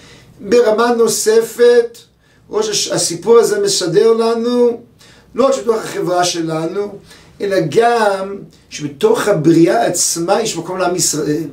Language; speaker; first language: Hebrew; native; Hebrew